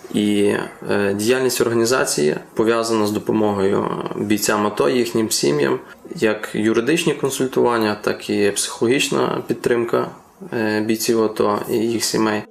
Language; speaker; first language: Ukrainian; native; Ukrainian